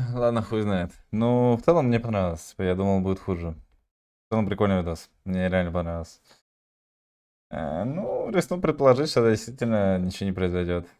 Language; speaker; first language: Russian; native; Russian